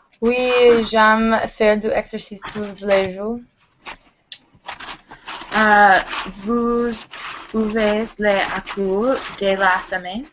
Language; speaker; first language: French; non-native, learner; English